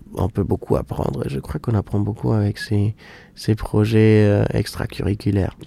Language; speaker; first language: French; non-native, fluent; Spanish